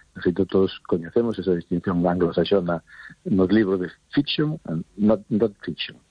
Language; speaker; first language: Galician; non-native, local second language; Spanish